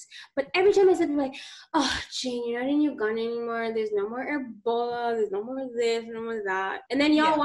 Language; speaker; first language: English; non-native, local second language; Ganda